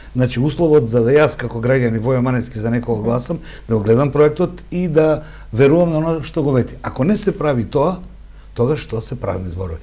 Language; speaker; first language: Macedonian; native; Macedonian